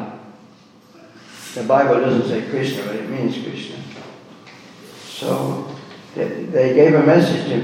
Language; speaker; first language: English; native; English